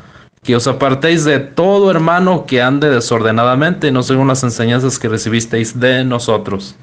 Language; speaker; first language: Spanish; native; Spanish